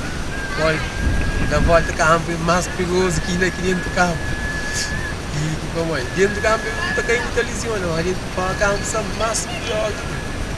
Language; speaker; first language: Portuguese; non-native, learner; Kabuverdianu